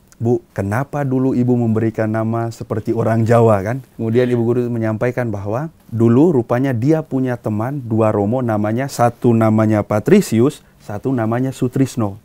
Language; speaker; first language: Indonesian; native; Indonesian